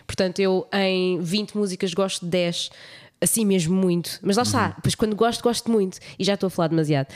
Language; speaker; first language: Portuguese; native; Portuguese